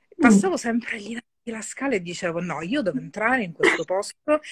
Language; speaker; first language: Italian; native; Italian